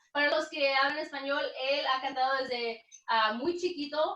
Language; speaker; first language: Spanish; early bilingual, heritage; Spanish